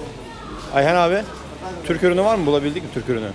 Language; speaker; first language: Turkish; native; Turkish